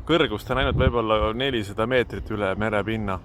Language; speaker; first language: Estonian; native; Estonian